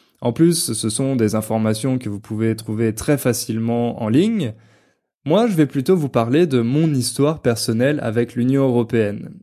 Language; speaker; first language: French; native; French